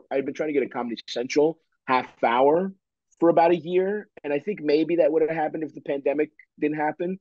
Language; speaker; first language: English; native; English